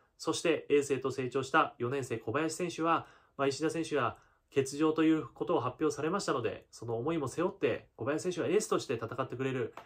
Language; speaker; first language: Japanese; native; Japanese